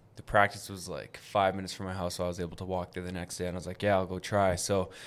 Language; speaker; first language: English; native; English